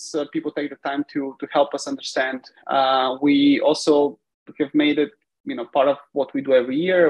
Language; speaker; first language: English; non-native, fluent; Bulgarian